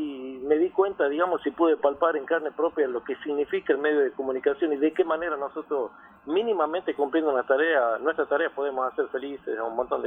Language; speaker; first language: Spanish; native; Spanish